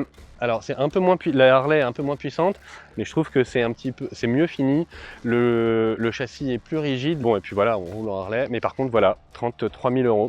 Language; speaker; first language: French; native; French